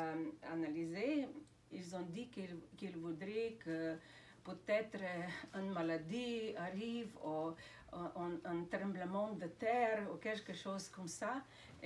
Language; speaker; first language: French; non-native, fluent; Slovenian